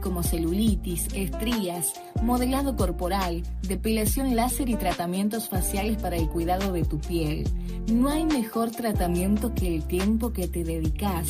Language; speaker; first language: Spanish; native; Spanish